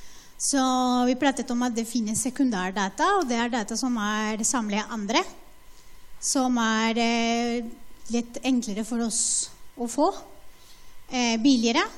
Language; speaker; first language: Norwegian; non-native, fluent; Spanish